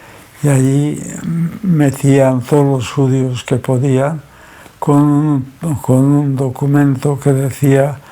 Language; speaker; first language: Spanish; early bilingual, other home language; German